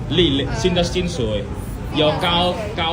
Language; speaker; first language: Chinese; non-native, learner; Khmer